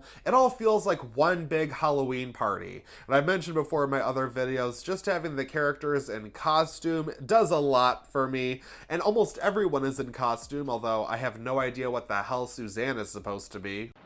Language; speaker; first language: English; native; English